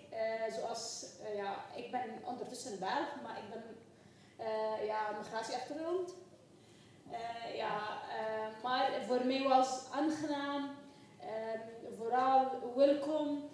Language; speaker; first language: Dutch; non-native, learner; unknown